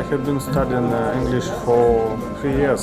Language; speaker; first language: English; non-native, learner; Russian